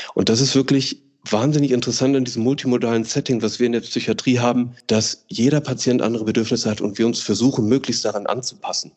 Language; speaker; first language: German; native; German